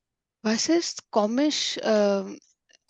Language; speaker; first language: German; non-native, learner; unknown